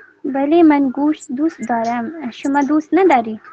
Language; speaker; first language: Persian; non-native, learner; Urdu